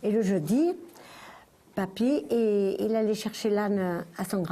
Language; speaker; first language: French; native; French